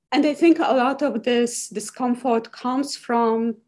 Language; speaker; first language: English; non-native, fluent; Polish